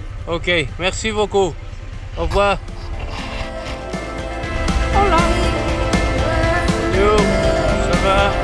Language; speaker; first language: French; non-native, learner; Spanish